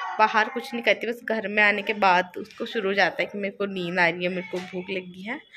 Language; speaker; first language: Hindi; native; Hindi